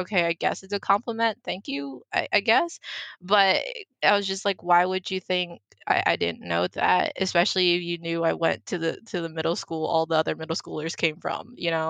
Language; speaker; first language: English; early bilingual, other home language; Chinese